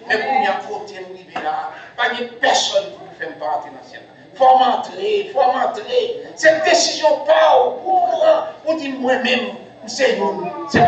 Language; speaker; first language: French; non-native, local second language; Haitian Creole